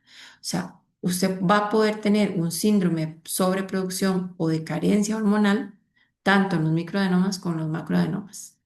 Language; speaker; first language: Spanish; native; Spanish